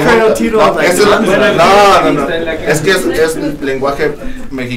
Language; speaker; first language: Spanish; native; Spanish